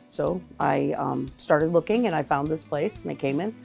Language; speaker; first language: English; native; English